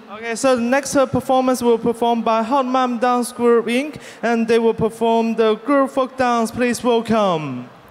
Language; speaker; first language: English; non-native, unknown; Chinese